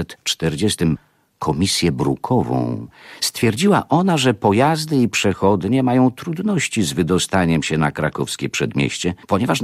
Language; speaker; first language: Polish; native; Polish